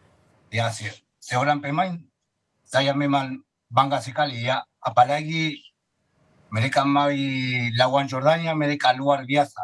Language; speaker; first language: Indonesian; non-native, fluent; Spanish